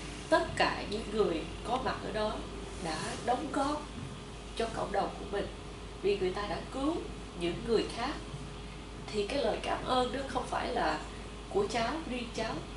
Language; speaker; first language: Vietnamese; early bilingual, heritage; Vietnamese